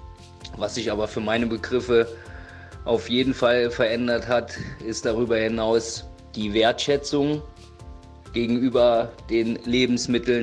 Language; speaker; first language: German; native; German